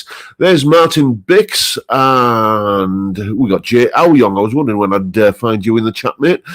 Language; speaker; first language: English; native; English